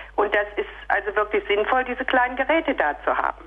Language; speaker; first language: German; native; German